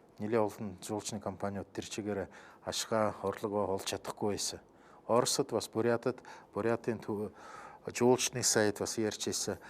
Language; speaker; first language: Mongolian; non-native, fluent; Russian